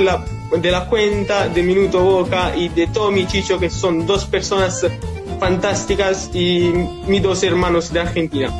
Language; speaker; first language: Spanish; non-native, learner; Italian